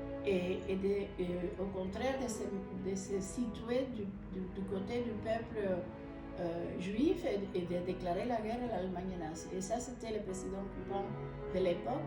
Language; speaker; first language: French; non-native, fluent; Spanish